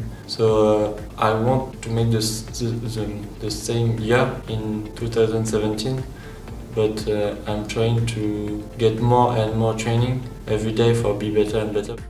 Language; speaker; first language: English; non-native, fluent; French